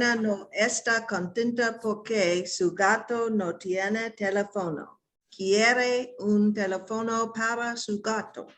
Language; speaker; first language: Spanish; non-native, learner; English